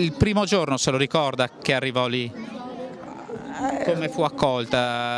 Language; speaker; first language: Italian; native; Italian